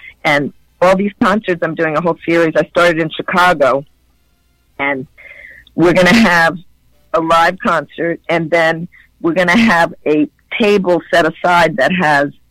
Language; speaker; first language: English; early bilingual, other home language; Spanish